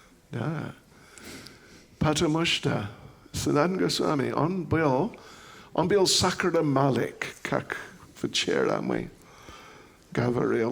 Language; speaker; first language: Russian; non-native, learner; English